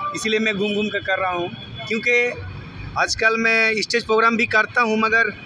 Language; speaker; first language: Hindi; non-native, local second language; Bangla